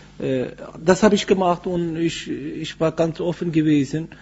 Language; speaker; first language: German; non-native, learner; Kurdish